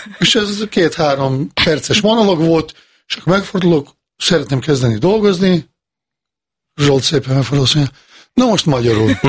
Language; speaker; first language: Hungarian; non-native, fluent; Bosnian